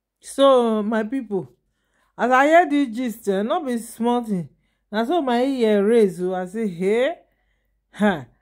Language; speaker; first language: Nigerian Pidgin; non-native, local second language; Yoruba